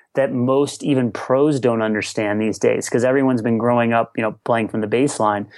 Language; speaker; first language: English; native; English